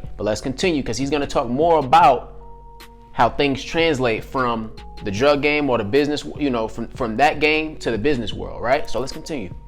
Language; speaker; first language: English; native; English